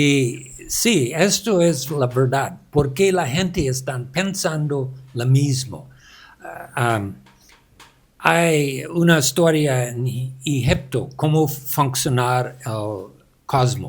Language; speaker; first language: Spanish; non-native, learner; English